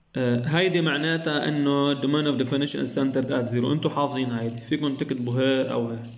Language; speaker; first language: Arabic; native; Arabic